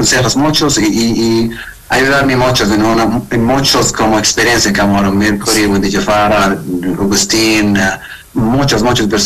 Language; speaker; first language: Spanish; non-native, learner; Arabic